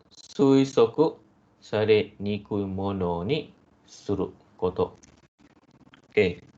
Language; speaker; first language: Japanese; non-native, fluent; Malay